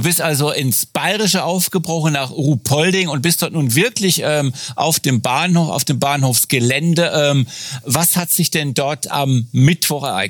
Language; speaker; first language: German; native; German